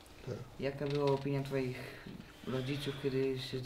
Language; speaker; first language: Spanish; early bilingual, other home language; Polish